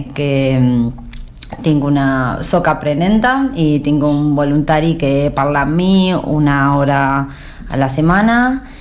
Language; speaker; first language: Catalan; non-native, learner; Spanish